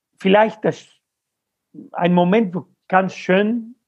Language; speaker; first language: German; non-native, fluent; Spanish